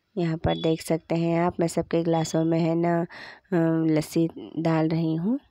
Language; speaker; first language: Hindi; native; Hindi